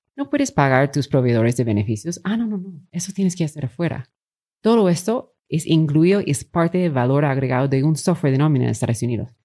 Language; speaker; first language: Spanish; non-native, fluent; English